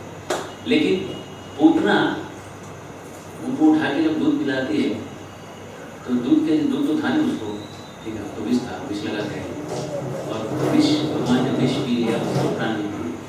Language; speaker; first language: Hindi; native; Hindi